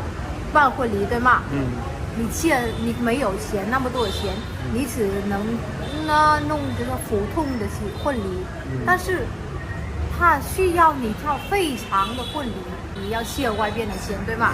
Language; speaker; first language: Chinese; non-native, learner; Vietnamese